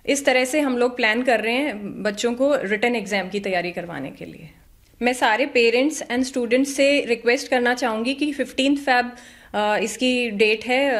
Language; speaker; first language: Hindi; native; Hindi